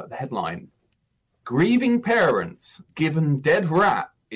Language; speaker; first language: English; native; English